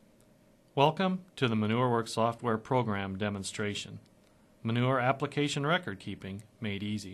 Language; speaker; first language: English; native; English